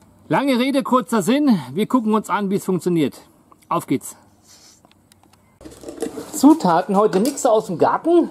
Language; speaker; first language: German; native; German